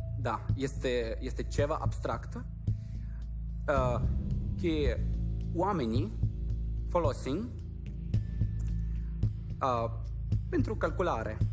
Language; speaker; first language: Romanian; non-native, learner; Ukrainian